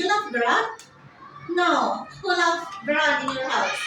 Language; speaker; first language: English; non-native, learner; Indonesian